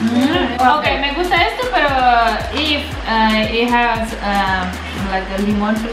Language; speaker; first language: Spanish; non-native, learner; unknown